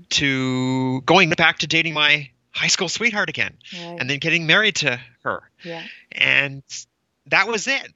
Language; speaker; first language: English; native; English